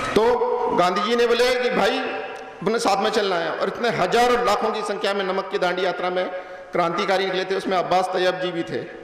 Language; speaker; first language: Hindi; non-native, local second language; Punjabi